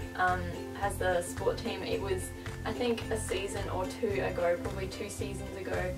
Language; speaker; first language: English; native; English